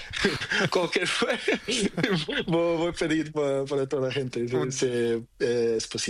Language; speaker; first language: Portuguese; non-native, learner; Spanish